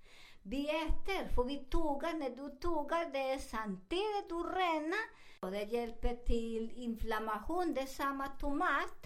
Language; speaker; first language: Swedish; non-native, learner; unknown